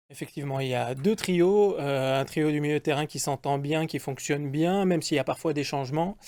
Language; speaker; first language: French; native; French